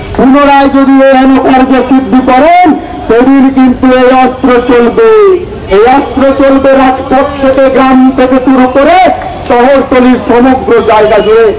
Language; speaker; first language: Bangla; non-native, local second language; Santali